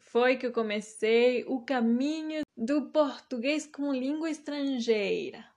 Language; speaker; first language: Portuguese; early bilingual, heritage; Portuguese